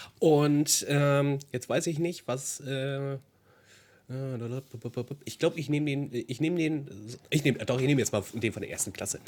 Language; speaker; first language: German; native; German